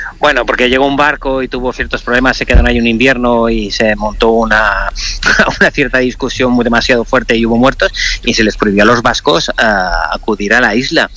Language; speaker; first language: Spanish; non-native, local second language; Catalan